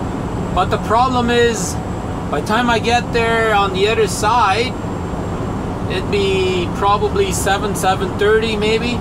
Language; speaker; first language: English; native; English